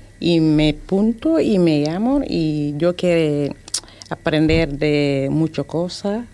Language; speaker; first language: Spanish; non-native, learner; Wolof